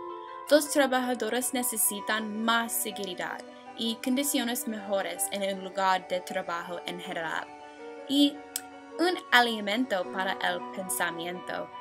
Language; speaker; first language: Spanish; non-native, learner; English